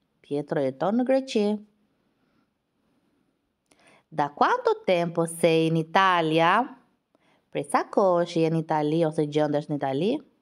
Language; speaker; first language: Italian; non-native, fluent; Albanian